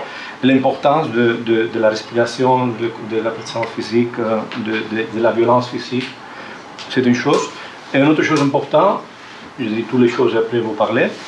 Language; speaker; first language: French; non-native, fluent; Spanish